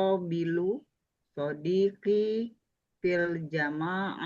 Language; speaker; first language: Arabic; non-native, learner; Indonesian